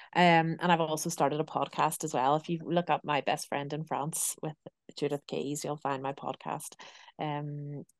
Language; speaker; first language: English; native; English